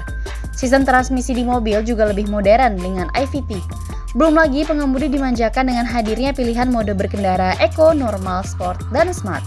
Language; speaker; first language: Indonesian; native; Indonesian